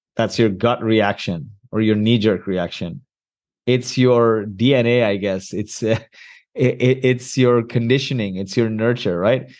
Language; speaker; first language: English; early bilingual, heritage; Arabic